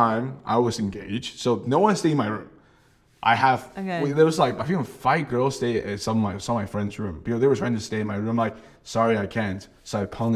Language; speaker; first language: English; non-native, fluent; Chinese